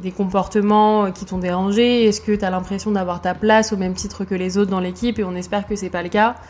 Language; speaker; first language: French; native; French